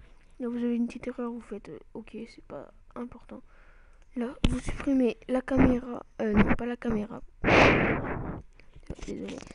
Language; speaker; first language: French; native; French